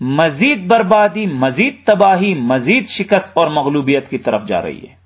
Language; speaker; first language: Urdu; native; Urdu